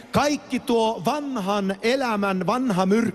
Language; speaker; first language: Finnish; native; Finnish